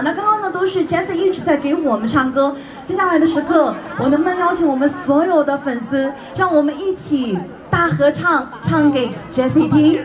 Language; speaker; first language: Chinese; native; Chinese